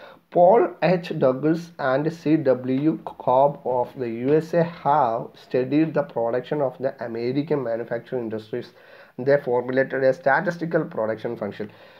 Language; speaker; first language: English; non-native, local second language; Malayalam